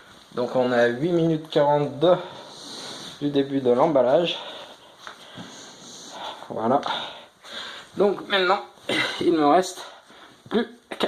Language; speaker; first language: French; native; French